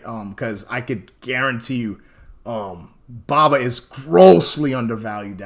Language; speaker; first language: English; native; English